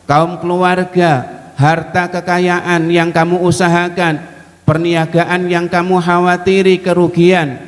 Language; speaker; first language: Indonesian; native; Indonesian